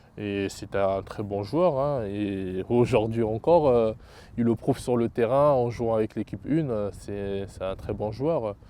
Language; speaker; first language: French; early bilingual, other home language; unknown